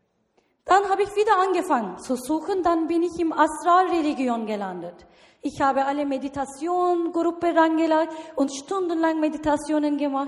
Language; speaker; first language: German; non-native, learner; Turkish